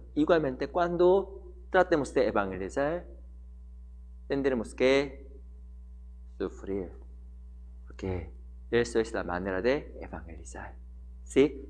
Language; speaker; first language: Spanish; non-native, learner; Korean